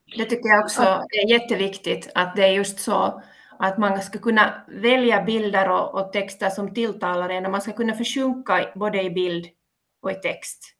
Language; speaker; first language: Swedish; native; Swedish